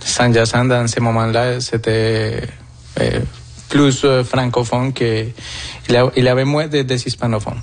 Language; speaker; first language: French; non-native, fluent; Spanish